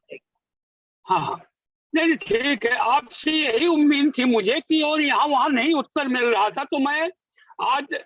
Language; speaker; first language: Hindi; native; Hindi